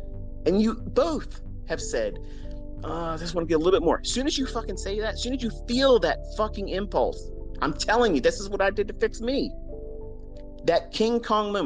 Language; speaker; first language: English; native; English